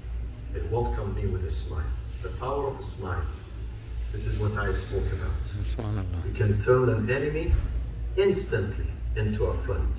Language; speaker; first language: English; non-native, fluent; Arabic